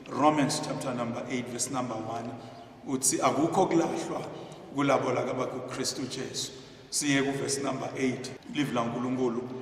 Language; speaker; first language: Zulu; non-native, local second language; Swati